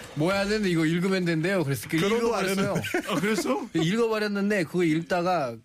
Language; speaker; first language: Korean; non-native, fluent; Nepali